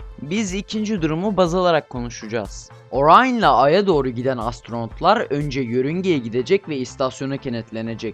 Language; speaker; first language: Turkish; native; Turkish